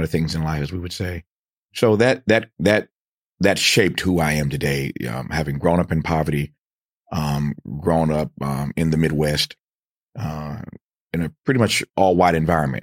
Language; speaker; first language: English; native; English